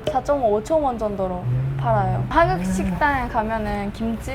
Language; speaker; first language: Korean; early bilingual, heritage; Japanese